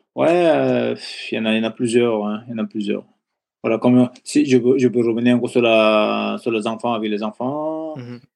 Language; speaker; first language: French; non-native, learner; Nepali